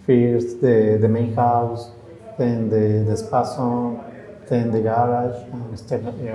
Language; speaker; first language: English; non-native, learner; Spanish